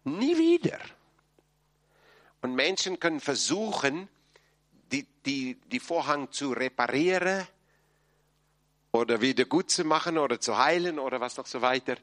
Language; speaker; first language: German; non-native, fluent; English